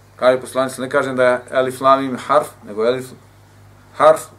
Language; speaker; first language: Bosnian; native; Bosnian